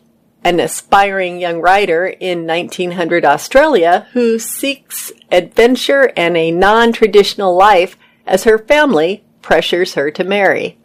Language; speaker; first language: English; native; English